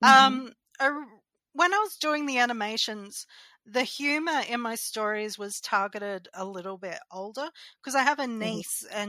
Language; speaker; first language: English; native; English